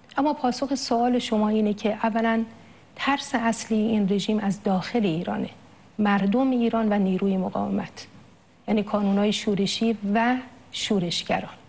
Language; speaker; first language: Persian; native; Persian